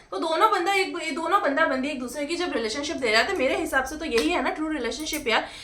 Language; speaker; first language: Hindi; non-native, local second language; Bangla